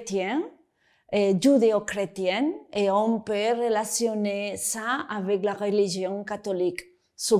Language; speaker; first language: French; non-native, fluent; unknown